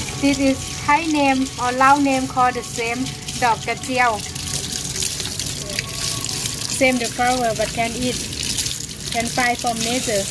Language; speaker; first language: English; non-native, learner; Lao